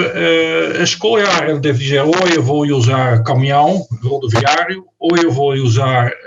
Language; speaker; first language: Portuguese; non-native, fluent; Dutch